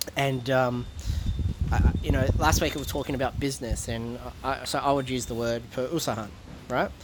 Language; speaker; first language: English; native; English